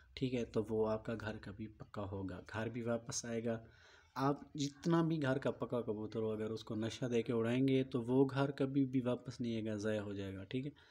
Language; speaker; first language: Urdu; non-native, local second language; Punjabi